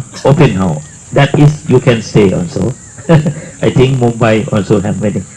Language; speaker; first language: English; non-native, learner; Thai